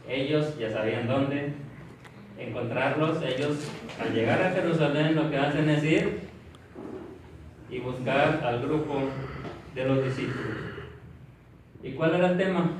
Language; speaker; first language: Spanish; native; Spanish